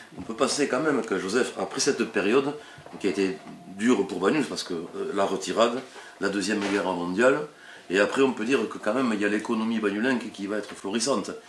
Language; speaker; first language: French; native; French